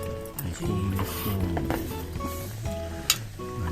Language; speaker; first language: Japanese; native; Japanese